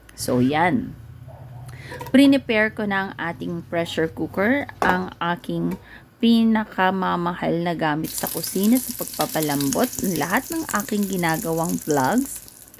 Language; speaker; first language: Filipino; non-native, local second language; Iloko